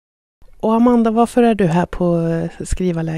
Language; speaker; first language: Swedish; native; Swedish